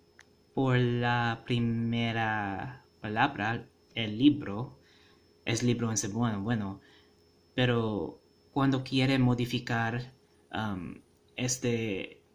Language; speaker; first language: Spanish; non-native, fluent; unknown